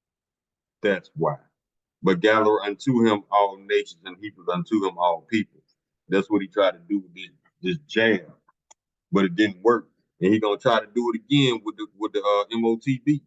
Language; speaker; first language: English; native; English